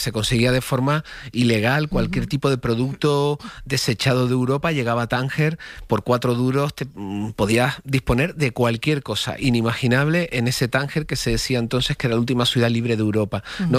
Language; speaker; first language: Spanish; native; Spanish